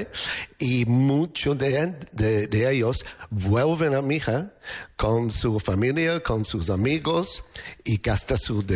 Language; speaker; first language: Spanish; non-native, learner; English